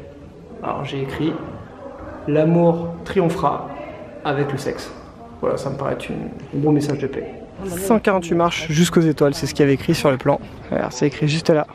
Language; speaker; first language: French; native; French